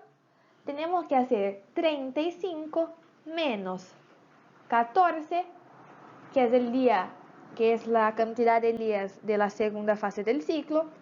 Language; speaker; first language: Spanish; native; Spanish